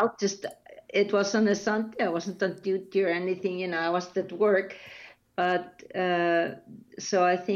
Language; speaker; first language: English; non-native, fluent; Icelandic